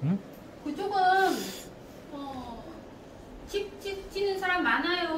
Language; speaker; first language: Korean; non-native, learner; Vietnamese